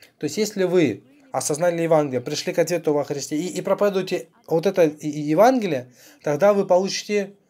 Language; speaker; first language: Russian; non-native, fluent; Korean